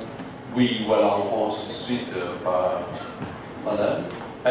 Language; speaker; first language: French; non-native, fluent; Indonesian